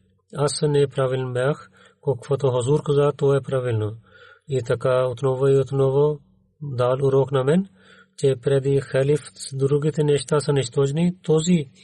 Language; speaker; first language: Bulgarian; non-native, learner; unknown